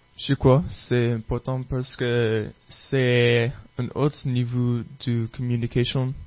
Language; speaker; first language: French; non-native, learner; English